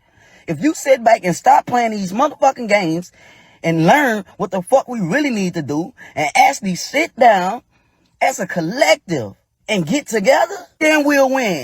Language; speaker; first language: English; native; English